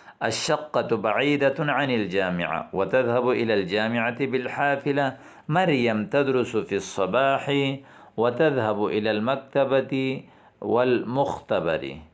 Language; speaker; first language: Arabic; non-native, fluent; Urdu